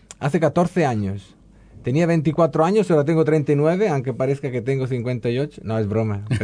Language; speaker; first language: Spanish; non-native, fluent; Italian